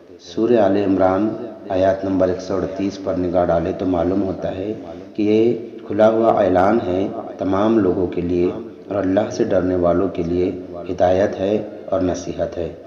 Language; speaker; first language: Urdu; native; Urdu